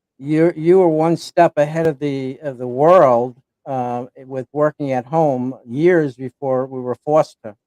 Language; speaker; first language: English; native; English